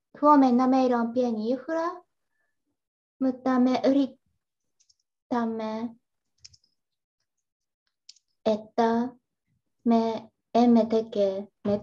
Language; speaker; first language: Finnish; non-native, learner; Japanese